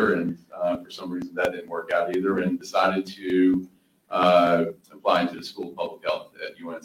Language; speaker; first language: English; native; English